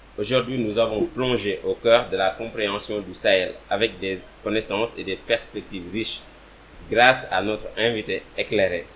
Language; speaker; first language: French; non-native, local second language; Wolof